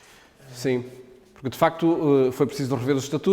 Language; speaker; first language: Portuguese; native; Portuguese